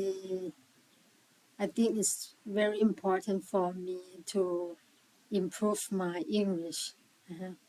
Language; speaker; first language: English; non-native, learner; Thai